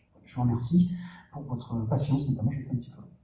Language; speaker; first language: French; native; French